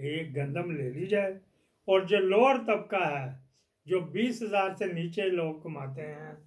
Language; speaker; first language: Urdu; non-native, local second language; Punjabi